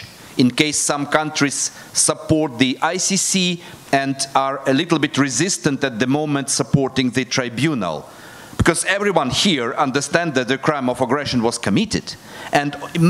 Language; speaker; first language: English; non-native, fluent; Russian